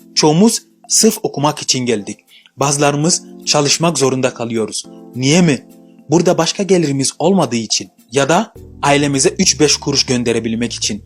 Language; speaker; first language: Turkish; non-native, fluent; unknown